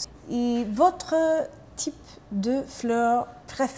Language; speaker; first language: French; non-native, learner; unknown